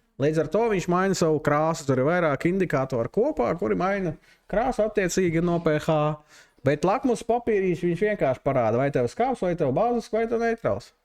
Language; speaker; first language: Latvian; non-native, local second language; Russian